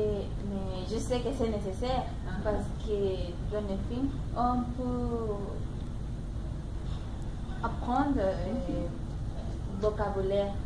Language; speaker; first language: French; non-native, learner; Spanish